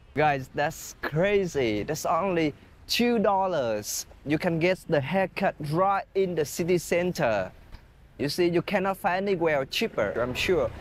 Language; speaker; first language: English; non-native, fluent; Vietnamese